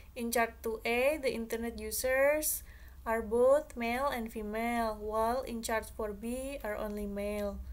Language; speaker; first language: English; non-native, fluent; Javanese